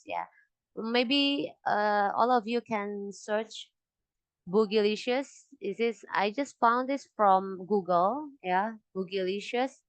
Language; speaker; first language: English; non-native, local second language; Indonesian